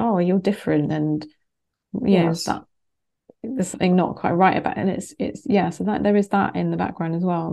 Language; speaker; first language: English; native; English